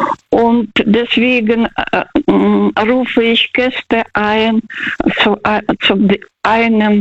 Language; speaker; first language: German; non-native, fluent; Russian